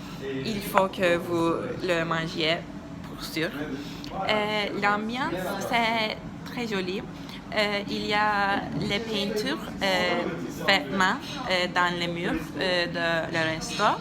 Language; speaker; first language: French; non-native, learner; Turkish